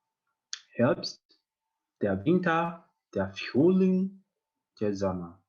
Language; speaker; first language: German; non-native, learner; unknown